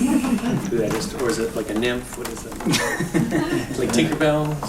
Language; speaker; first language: English; native; English